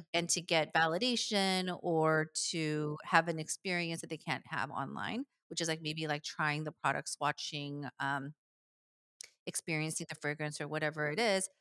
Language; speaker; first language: English; early bilingual, other home language; Korean